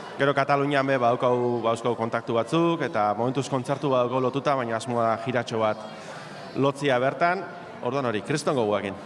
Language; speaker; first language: Basque; native; Basque